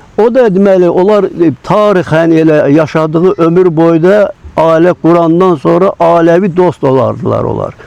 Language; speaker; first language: Azerbaijani; non-native, local second language; Lezghian